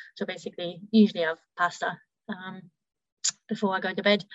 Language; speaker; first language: English; early bilingual, heritage; German